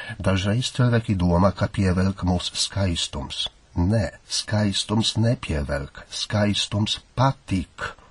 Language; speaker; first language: Latvian; non-native, fluent; Polish